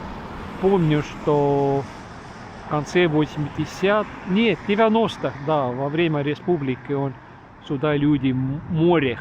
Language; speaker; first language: Russian; non-native, local second language; Estonian